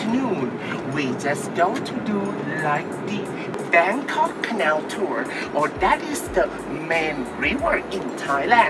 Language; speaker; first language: English; non-native, learner; Thai